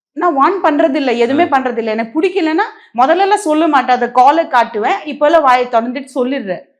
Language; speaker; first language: Tamil; non-native, local second language; Marwari